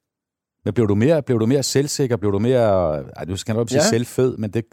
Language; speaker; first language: Danish; native; Danish